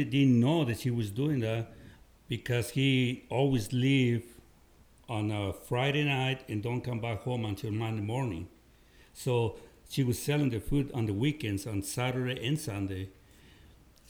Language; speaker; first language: English; non-native, fluent; Spanish